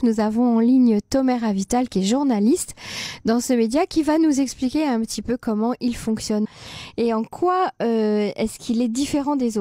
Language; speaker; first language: French; native; French